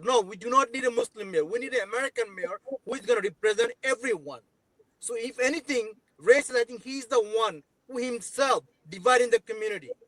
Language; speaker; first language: English; non-native, local second language; Bangla